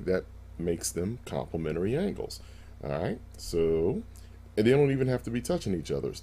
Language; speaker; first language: English; native; English